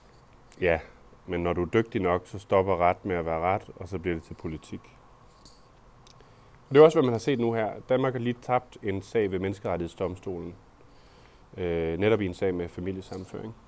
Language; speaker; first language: Danish; native; Danish